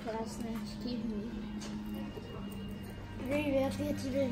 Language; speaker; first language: Russian; early bilingual, heritage; Russian